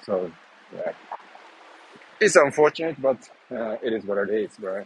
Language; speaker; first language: English; non-native, learner; Japanese